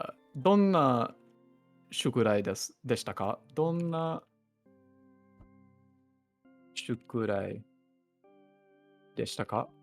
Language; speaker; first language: Japanese; non-native, learner; English